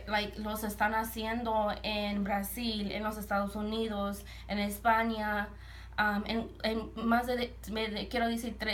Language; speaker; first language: Spanish; early bilingual, heritage; Spanish